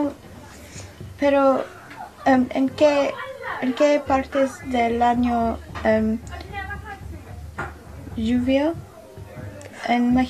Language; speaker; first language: Spanish; non-native, learner; English